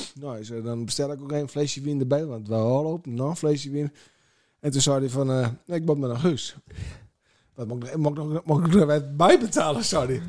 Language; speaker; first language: Dutch; native; Dutch